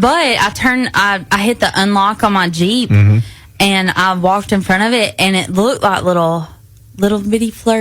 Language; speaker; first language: English; native; English